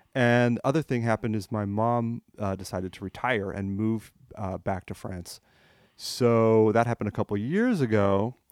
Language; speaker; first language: English; non-native, fluent; French